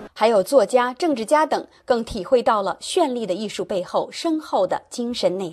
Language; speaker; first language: Chinese; native; Chinese